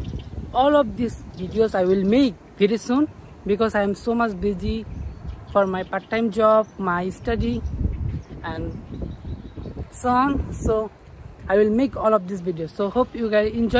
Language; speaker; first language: English; non-native, learner; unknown